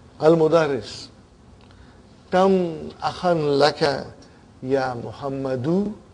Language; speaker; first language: Arabic; non-native, fluent; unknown